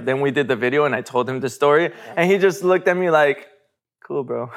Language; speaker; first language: English; early bilingual, other home language; Spanish